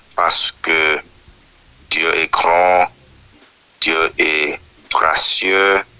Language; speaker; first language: French; non-native, learner; English